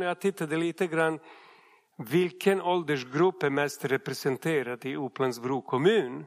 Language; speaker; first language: Swedish; non-native, fluent; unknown